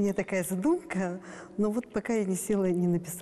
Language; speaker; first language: Russian; non-native, local second language; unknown